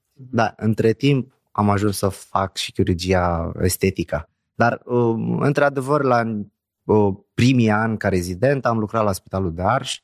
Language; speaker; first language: Romanian; non-native, fluent; Arabic